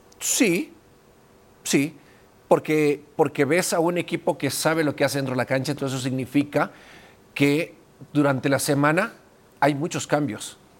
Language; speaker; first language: Spanish; native; Spanish